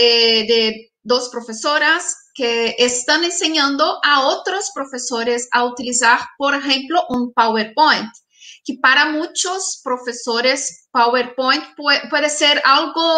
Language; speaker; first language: Spanish; non-native, fluent; Portuguese